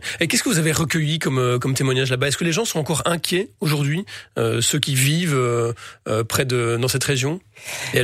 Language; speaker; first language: French; native; French